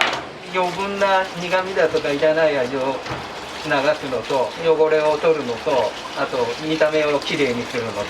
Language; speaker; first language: Japanese; native; Japanese